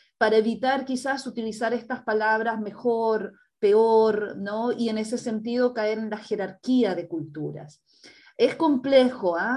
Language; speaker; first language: Spanish; native; Spanish